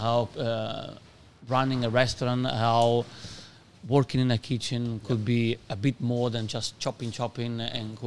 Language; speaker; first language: English; non-native, fluent; Italian